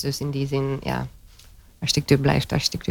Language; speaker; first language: Dutch; non-native, fluent; Romanian